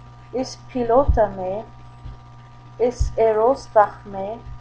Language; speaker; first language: Irish; non-native, learner; English